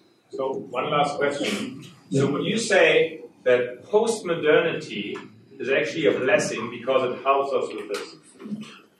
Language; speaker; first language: English; non-native, fluent; German